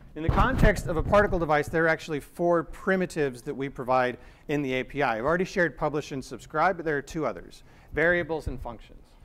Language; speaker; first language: English; native; English